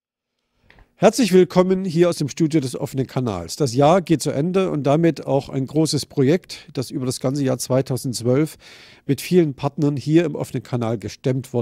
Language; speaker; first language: German; native; German